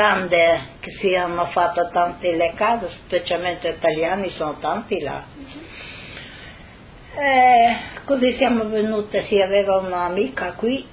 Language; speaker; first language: Italian; non-native, local second language; Slovenian